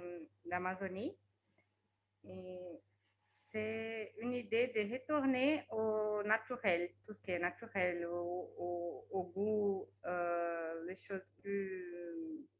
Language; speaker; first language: French; non-native, fluent; Portuguese